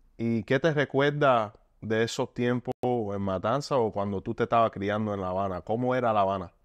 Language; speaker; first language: Spanish; early bilingual, heritage; Spanish